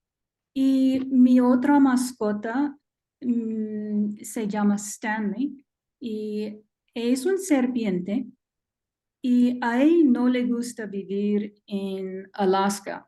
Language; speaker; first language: Spanish; non-native, learner; English